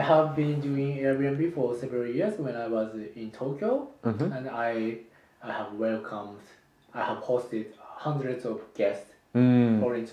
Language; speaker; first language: English; non-native, fluent; Japanese